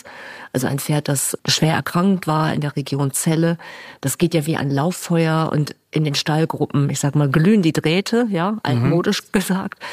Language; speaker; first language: German; native; German